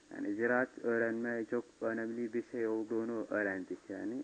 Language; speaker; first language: Turkish; non-native, learner; Somali